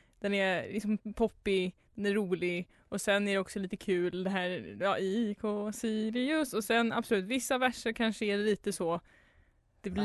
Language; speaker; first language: Swedish; native; Swedish